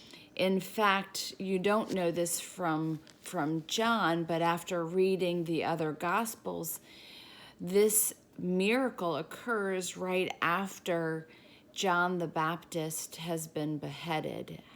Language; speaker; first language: English; native; English